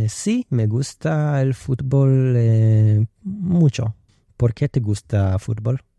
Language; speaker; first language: Spanish; non-native, learner; English